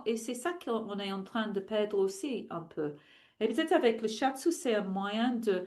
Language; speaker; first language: French; non-native, fluent; English